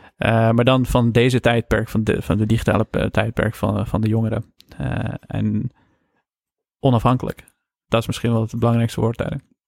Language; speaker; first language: Dutch; early bilingual, other home language; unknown